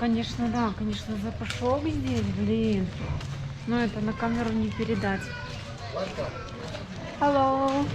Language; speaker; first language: Russian; native; Russian